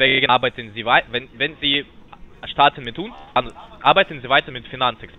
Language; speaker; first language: German; non-native, learner; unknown